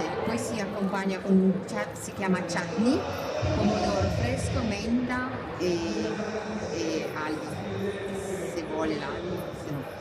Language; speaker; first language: Italian; non-native, fluent; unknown